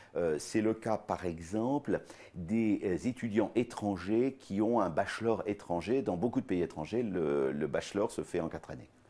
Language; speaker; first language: French; native; French